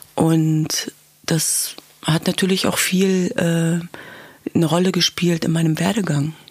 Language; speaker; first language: German; early bilingual, other home language; Kurdish